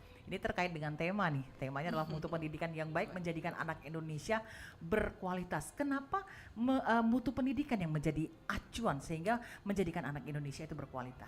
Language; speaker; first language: Indonesian; native; Indonesian